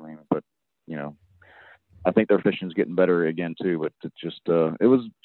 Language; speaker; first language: English; native; English